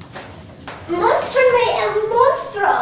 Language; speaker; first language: Spanish; non-native, learner; English